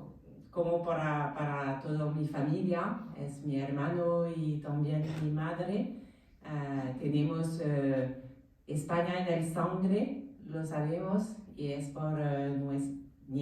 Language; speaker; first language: Spanish; non-native, learner; French